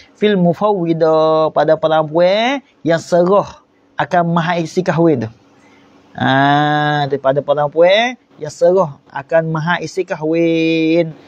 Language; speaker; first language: Malay; native; Malay